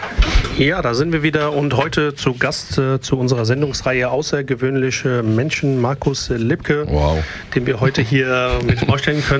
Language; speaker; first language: German; native; German